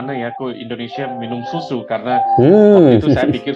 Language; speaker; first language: Indonesian; non-native, fluent; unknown